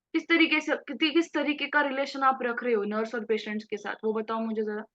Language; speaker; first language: Hindi; non-native, local second language; Marathi